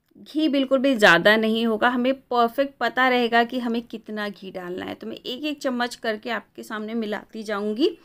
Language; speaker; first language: Hindi; native; Hindi